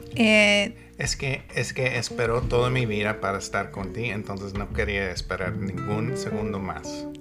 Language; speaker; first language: Spanish; non-native, learner; English